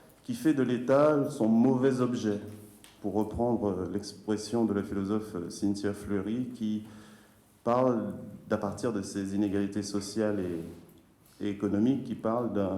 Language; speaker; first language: French; native; French